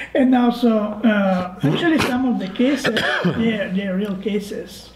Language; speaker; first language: English; non-native, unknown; Bulgarian